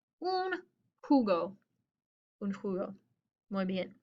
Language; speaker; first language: Spanish; non-native, fluent; English